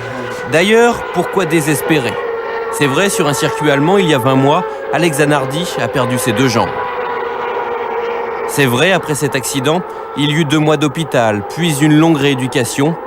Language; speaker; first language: French; native; French